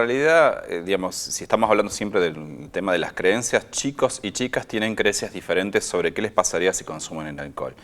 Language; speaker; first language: Spanish; native; Spanish